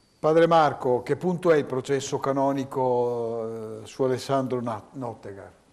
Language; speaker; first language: Italian; native; Italian